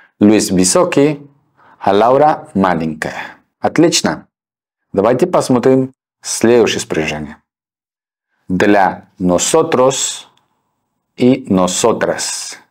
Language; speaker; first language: Russian; non-native, fluent; Spanish